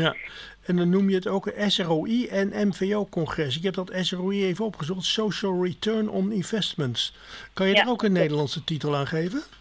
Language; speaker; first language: Dutch; native; Dutch